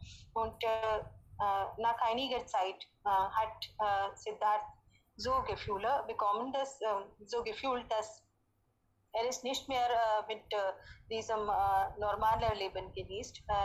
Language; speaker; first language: German; non-native, learner; Hindi